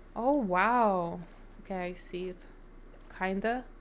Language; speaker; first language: English; non-native, fluent; Lithuanian